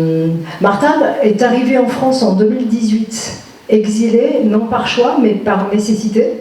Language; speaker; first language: French; native; French